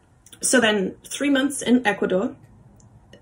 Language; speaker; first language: English; native; English